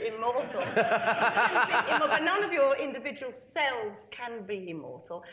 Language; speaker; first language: English; native; English